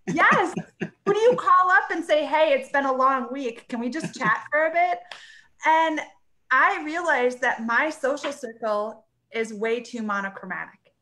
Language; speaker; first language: English; native; English